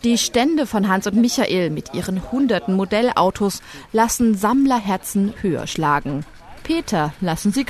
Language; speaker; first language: German; native; German